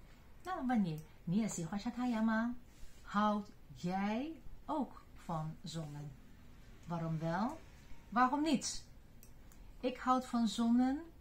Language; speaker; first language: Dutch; non-native, fluent; Chinese